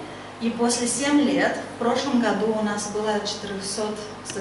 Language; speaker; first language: Polish; non-native, learner; Russian